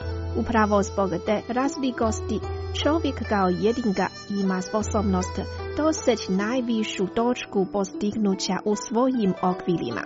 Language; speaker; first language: Croatian; non-native, fluent; Chinese